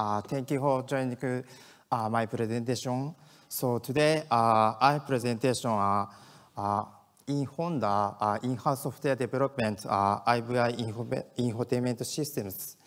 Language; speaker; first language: English; non-native, learner; Japanese